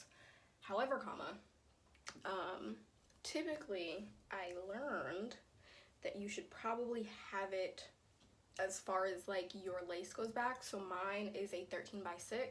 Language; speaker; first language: English; native; English